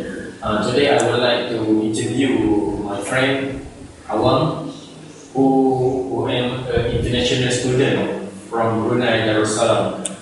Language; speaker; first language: English; non-native, learner; Malay